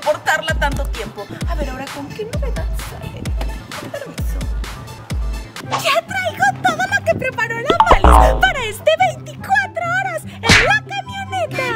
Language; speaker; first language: Spanish; native; Spanish